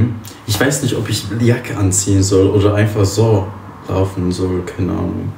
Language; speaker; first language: German; early bilingual, other home language; Polish